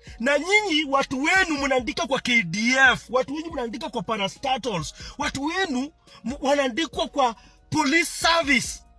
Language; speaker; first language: Swahili; non-native, local second language; Luo (Kenya and Tanzania)